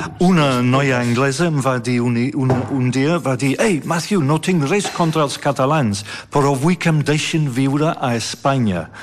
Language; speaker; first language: Catalan; non-native, fluent; English